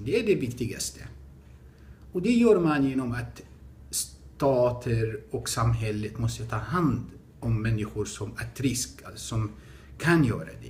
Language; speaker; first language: Swedish; non-native, fluent; Arabic